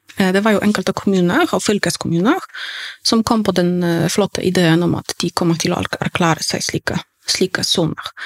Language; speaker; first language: Norwegian; non-native, fluent; Polish